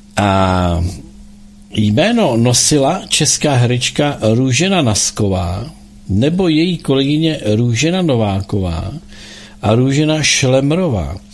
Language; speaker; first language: Czech; native; Czech